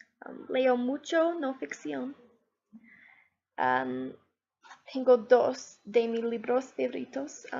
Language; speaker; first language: Spanish; non-native, learner; English